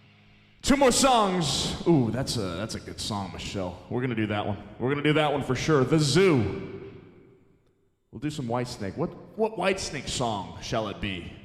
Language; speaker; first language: English; native; English